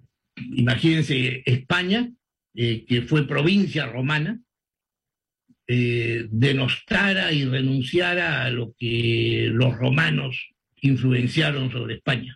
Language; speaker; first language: Spanish; native; Spanish